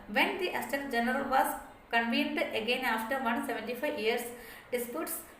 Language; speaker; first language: English; non-native, local second language; Malayalam